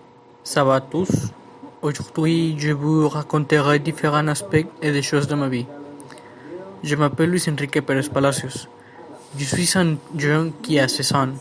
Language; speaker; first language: French; non-native, learner; Spanish